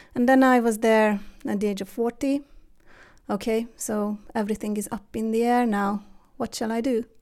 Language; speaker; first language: English; non-native, fluent; Hungarian